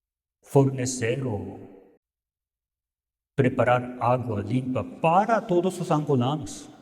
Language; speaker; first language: Portuguese; non-native, fluent; Japanese